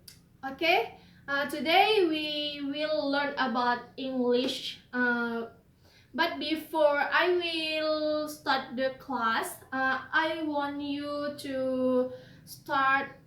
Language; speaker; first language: English; non-native, learner; Indonesian